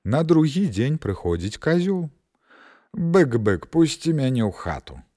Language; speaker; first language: Belarusian; native; Belarusian